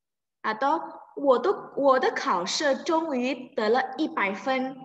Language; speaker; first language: Chinese; non-native, fluent; Indonesian